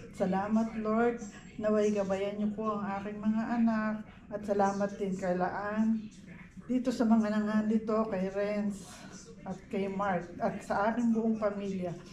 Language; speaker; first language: Filipino; native; Filipino